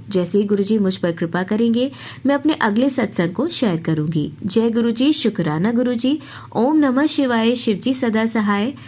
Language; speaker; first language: Hindi; native; Hindi